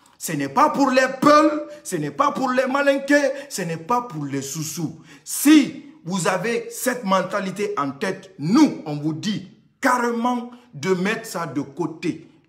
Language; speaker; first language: French; non-native, local second language; Susu